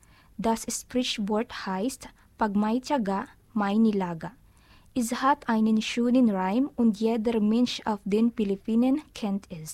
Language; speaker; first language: German; non-native, learner; Filipino